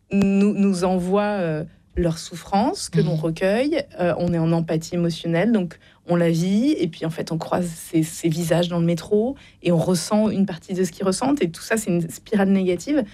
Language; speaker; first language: French; native; French